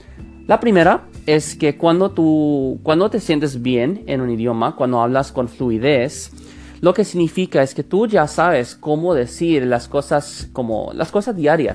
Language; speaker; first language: Spanish; non-native, fluent; English